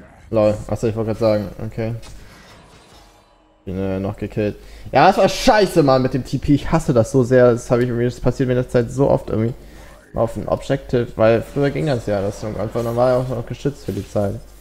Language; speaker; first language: German; native; German